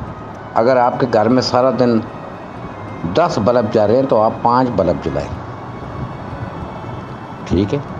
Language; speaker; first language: Urdu; native; Urdu